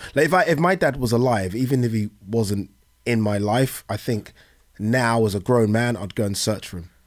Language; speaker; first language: English; native; English